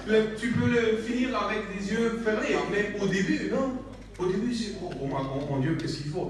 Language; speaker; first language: French; non-native, learner; English